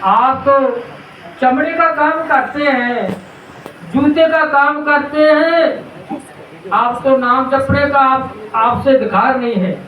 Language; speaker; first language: Hindi; non-native, local second language; Punjabi